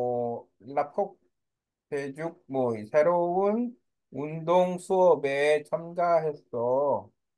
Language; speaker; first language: Korean; non-native, learner; Vietnamese